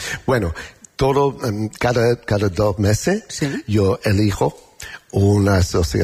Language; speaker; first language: Spanish; non-native, learner; English